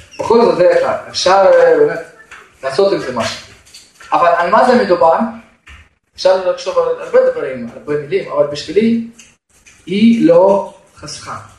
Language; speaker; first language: Hebrew; non-native, fluent; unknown